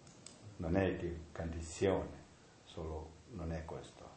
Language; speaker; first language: Italian; non-native, learner; Tibetan